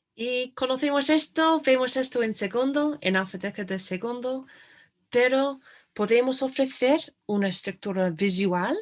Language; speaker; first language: Spanish; non-native, fluent; English